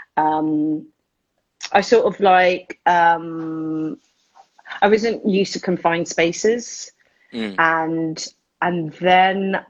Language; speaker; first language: English; early bilingual, other home language; Spanish